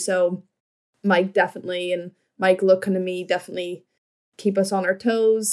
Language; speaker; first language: English; native; English